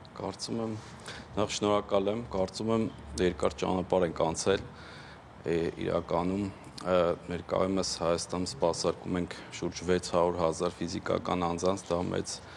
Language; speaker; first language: Armenian; native; Armenian